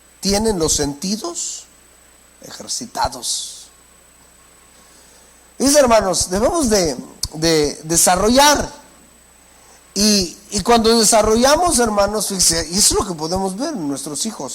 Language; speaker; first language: Spanish; native; Spanish